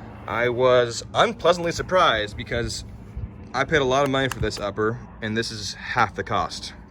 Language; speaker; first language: English; native; English